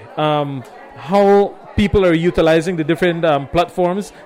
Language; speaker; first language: English; non-native, local second language; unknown